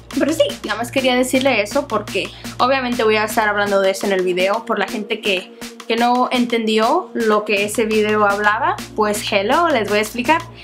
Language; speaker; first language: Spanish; early bilingual, heritage; Spanish